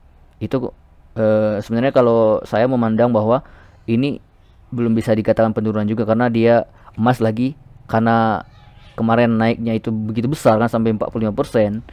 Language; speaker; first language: Indonesian; native; Indonesian